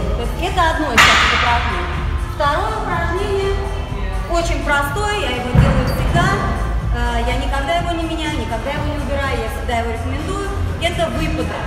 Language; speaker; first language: Russian; early bilingual, heritage; Russian